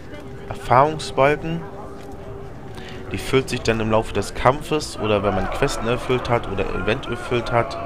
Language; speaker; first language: German; native; German